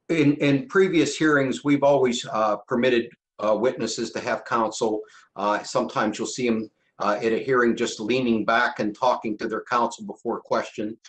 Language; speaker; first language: English; native; English